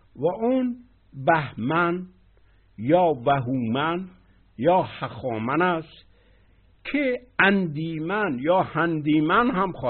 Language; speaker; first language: Persian; native; Persian